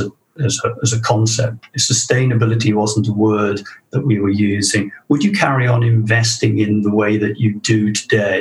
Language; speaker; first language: English; native; English